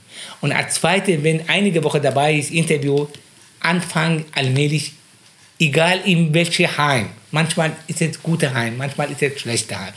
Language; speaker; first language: German; non-native, fluent; Persian